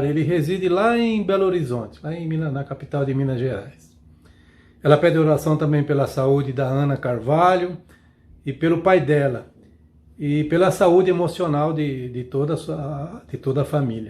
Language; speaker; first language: Portuguese; native; Portuguese